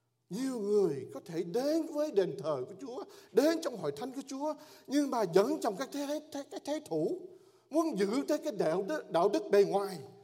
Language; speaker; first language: Vietnamese; early bilingual, heritage; Vietnamese